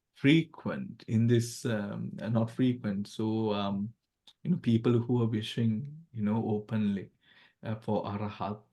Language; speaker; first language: English; non-native, local second language; Sinhala